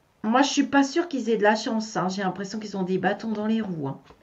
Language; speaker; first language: French; native; French